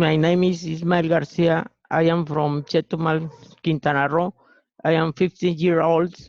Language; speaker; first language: English; non-native, learner; Spanish